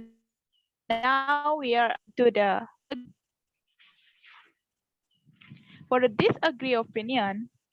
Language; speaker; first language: English; non-native, learner; Indonesian